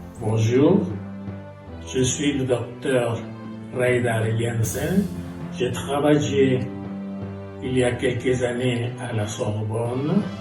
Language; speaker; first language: French; non-native, fluent; Spanish